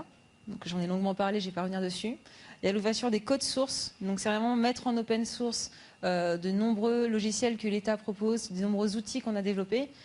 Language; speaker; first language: French; native; French